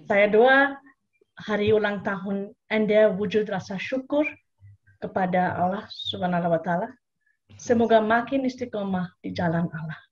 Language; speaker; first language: Indonesian; non-native, fluent; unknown